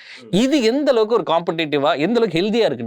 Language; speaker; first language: Tamil; native; Tamil